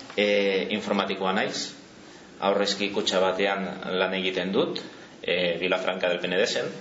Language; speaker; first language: Basque; non-native, learner; Catalan